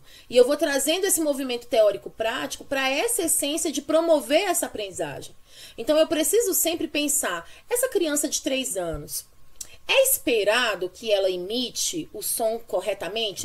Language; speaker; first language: Portuguese; native; Portuguese